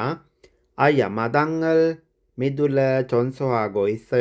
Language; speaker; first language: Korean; non-native, fluent; Sinhala